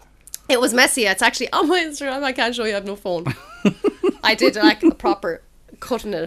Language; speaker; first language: English; native; English